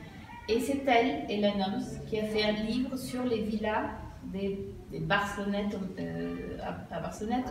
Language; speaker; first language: French; early bilingual, heritage; French